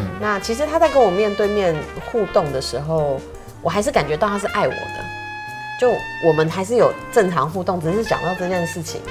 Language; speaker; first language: Chinese; native; Chinese